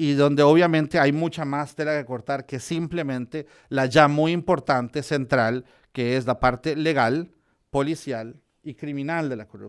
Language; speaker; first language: Spanish; native; Spanish